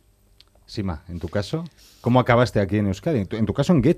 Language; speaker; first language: Spanish; native; Spanish